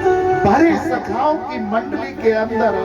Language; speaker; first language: Hindi; native; Hindi